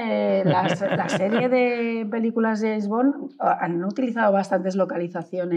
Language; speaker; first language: Spanish; native; Spanish